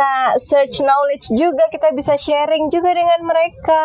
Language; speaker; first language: Indonesian; native; Indonesian